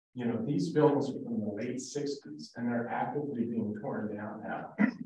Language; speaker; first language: English; native; English